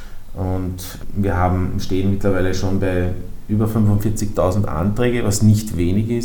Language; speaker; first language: German; native; German